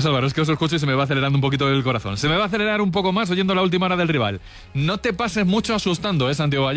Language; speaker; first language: Spanish; native; Spanish